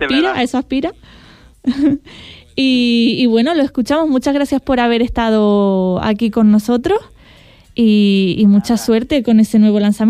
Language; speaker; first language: Spanish; native; Spanish